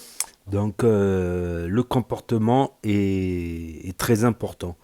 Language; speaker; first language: French; native; French